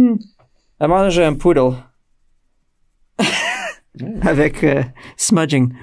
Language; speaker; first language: French; non-native, fluent; English